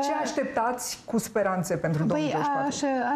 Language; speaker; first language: Romanian; native; Romanian